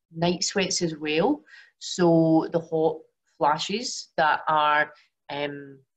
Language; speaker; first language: English; native; English